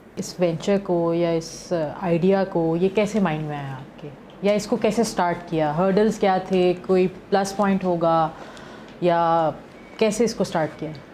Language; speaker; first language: Urdu; native; Urdu